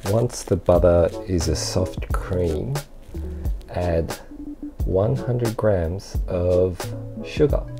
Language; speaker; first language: English; early bilingual, other home language; Japanese